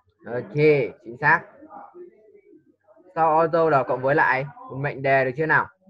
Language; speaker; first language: Vietnamese; native; Vietnamese